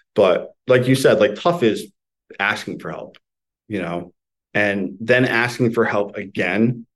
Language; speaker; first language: English; native; English